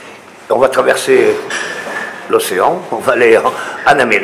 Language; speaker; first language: French; native; French